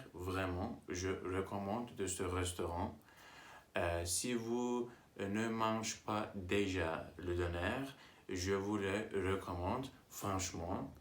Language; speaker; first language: French; non-native, learner; Turkish